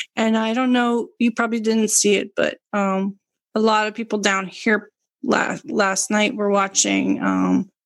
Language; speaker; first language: English; native; English